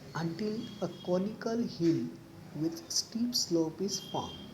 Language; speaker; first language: English; non-native, local second language; Marathi